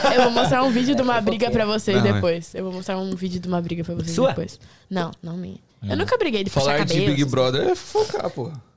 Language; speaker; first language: Portuguese; native; Portuguese